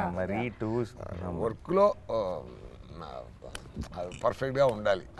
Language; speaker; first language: Telugu; non-native, learner; Tamil